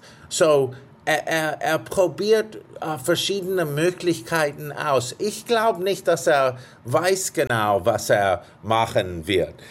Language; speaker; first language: German; non-native, fluent; English